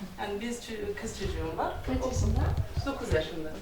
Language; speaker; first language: Turkish; non-native, learner; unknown